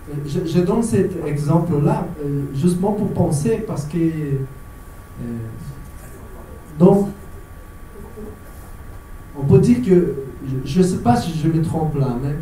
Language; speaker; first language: French; non-native, fluent; Portuguese